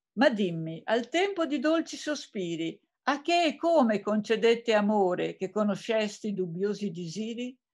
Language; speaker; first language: Italian; native; Italian